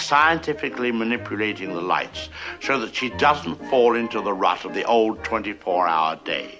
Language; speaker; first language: English; native; English